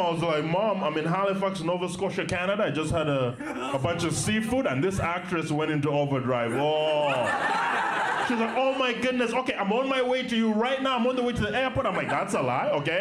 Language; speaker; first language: English; non-native, local second language; Ganda